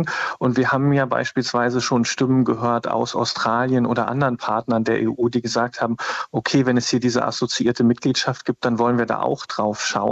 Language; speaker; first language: German; native; German